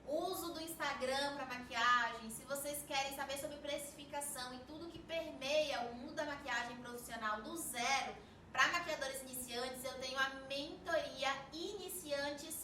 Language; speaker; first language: Portuguese; native; Portuguese